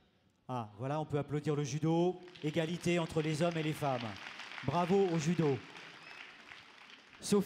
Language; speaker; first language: French; native; French